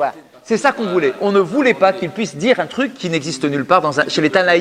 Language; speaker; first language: French; native; French